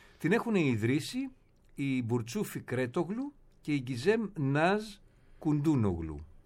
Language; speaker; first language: Greek; native; Greek